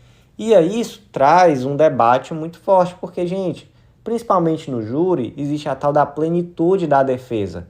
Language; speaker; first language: Portuguese; native; Portuguese